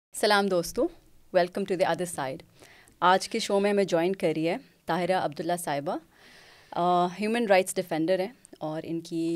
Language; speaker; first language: Urdu; non-native, local second language; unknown